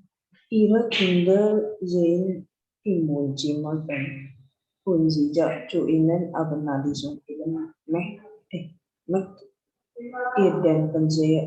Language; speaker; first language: German; non-native, learner; Indonesian